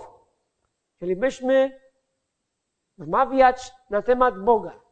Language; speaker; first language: Polish; non-native, fluent; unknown